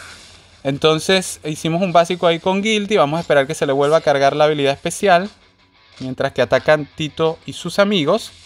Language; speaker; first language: Spanish; native; Spanish